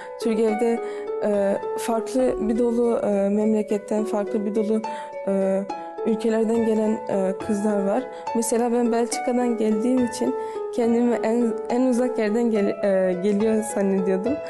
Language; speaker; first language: Turkish; early bilingual, heritage; Turkish